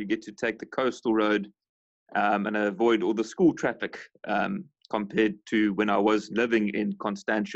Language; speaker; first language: English; native; English